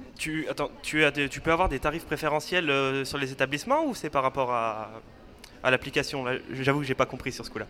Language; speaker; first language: French; native; French